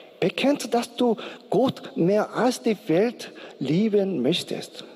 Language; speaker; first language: German; non-native, learner; Korean